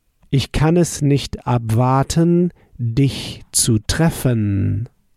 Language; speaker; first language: German; native; German